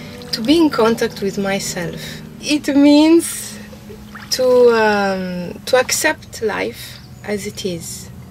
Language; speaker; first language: English; non-native, fluent; Arabic